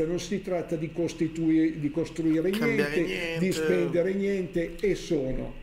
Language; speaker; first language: Italian; native; Italian